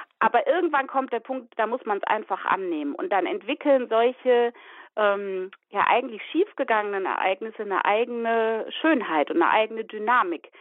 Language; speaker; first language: German; native; German